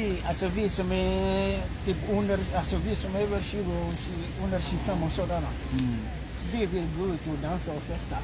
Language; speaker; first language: Swedish; early bilingual, other home language; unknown